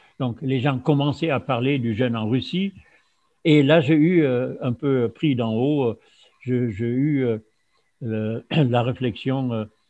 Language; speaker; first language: French; non-native, fluent; German